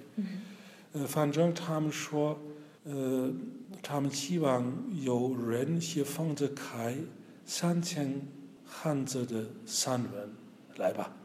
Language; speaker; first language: Chinese; non-native, fluent; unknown